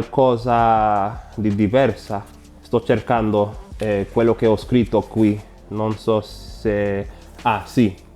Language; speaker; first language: Italian; non-native, learner; Spanish